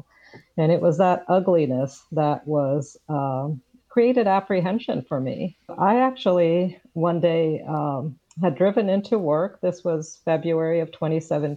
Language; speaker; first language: English; native; English